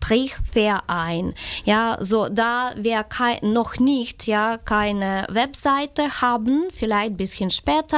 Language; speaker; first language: German; non-native, learner; Ukrainian